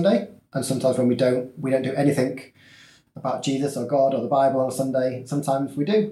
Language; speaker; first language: English; native; English